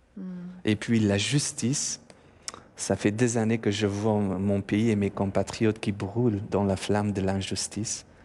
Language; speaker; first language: French; non-native, fluent; Persian